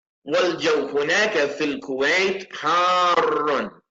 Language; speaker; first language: Arabic; non-native, fluent; English